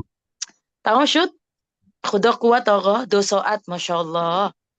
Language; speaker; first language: Persian; non-native, fluent; Indonesian